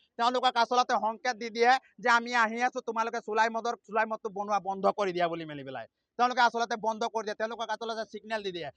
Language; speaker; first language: Assamese; non-native, local second language; Sadri